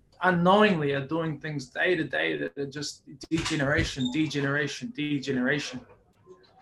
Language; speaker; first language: English; native; English